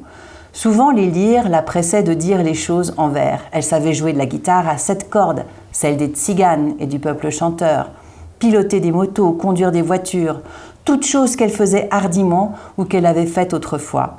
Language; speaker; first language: French; native; French